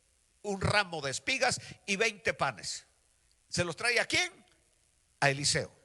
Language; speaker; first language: Spanish; native; Spanish